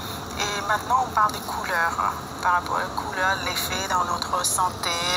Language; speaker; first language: French; non-native, fluent; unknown